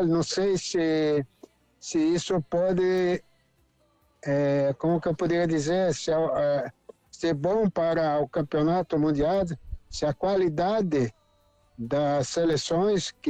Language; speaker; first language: Spanish; non-native, learner; Portuguese